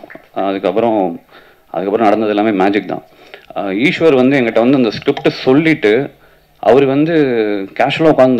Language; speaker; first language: Tamil; native; Tamil